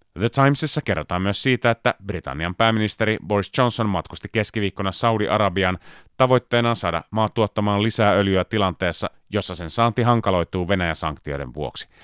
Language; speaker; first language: Finnish; native; Finnish